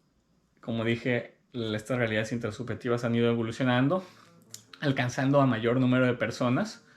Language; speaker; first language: Spanish; native; Spanish